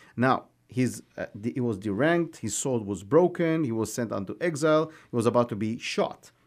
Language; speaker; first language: English; non-native, fluent; Hebrew